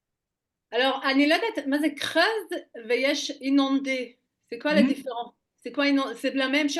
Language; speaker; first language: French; non-native, fluent; Hebrew